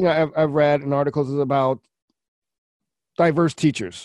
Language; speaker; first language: English; native; English